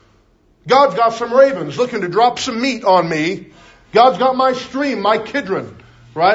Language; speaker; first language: English; native; English